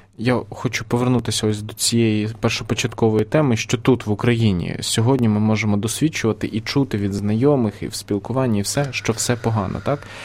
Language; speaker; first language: Ukrainian; native; Ukrainian